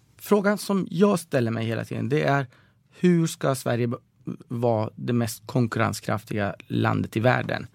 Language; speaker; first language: Swedish; early bilingual, other home language; Persian